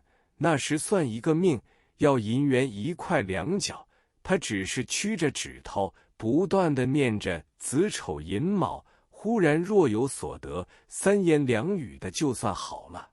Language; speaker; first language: Chinese; native; Chinese